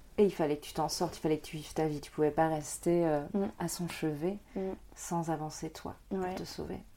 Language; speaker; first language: French; native; French